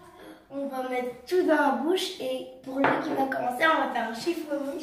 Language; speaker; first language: French; native; French